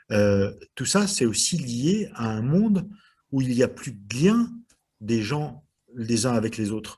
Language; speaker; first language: French; native; French